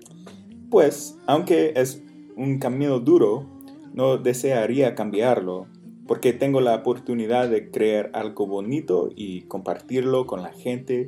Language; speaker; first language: Spanish; non-native, fluent; English